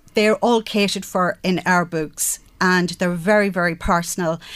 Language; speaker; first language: English; native; English